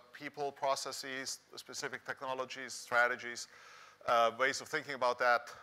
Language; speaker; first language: English; non-native, fluent; Swiss German